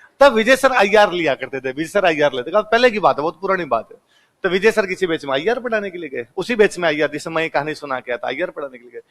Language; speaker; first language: Hindi; native; Hindi